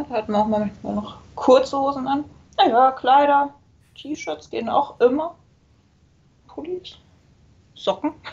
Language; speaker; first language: German; native; German